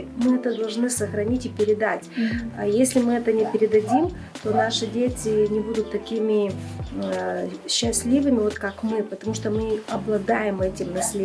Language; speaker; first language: Russian; non-native, local second language; Bulgarian